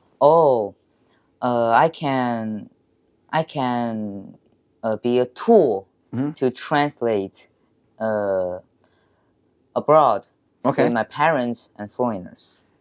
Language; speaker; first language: English; non-native, learner; Chinese